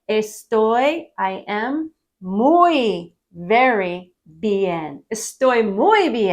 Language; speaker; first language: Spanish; non-native, learner; English